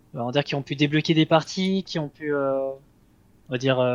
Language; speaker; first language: French; native; French